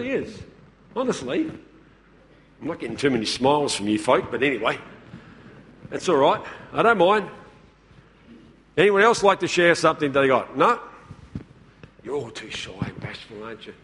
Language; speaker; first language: English; native; English